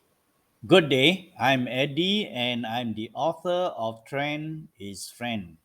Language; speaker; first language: English; non-native, local second language; Malay